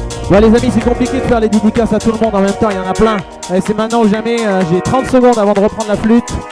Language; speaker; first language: French; native; French